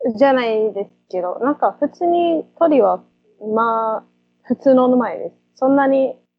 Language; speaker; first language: Japanese; non-native, fluent; English